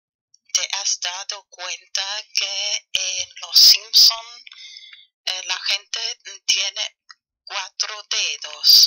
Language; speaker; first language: Spanish; non-native, fluent; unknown